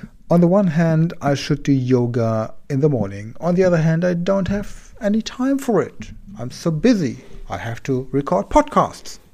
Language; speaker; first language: English; non-native, fluent; German